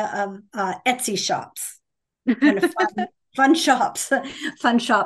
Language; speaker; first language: English; native; English